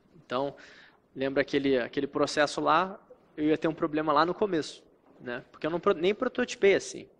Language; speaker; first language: Portuguese; native; Portuguese